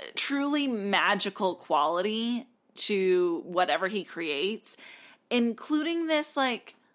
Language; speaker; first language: English; native; English